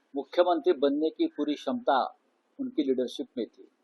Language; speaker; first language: Hindi; non-native, local second language; Marathi